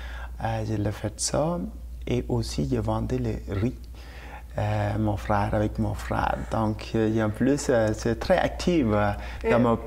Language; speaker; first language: French; non-native, learner; Tamil